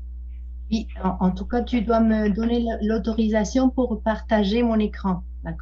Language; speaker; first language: French; non-native, fluent; Spanish